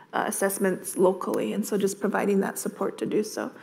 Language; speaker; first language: English; native; English